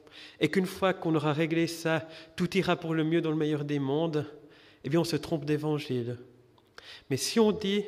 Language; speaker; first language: French; native; French